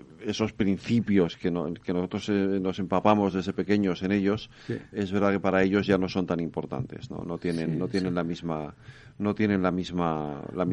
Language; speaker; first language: Spanish; native; Spanish